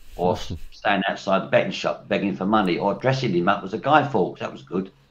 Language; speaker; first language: English; native; English